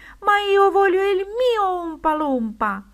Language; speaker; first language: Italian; non-native, fluent; Ukrainian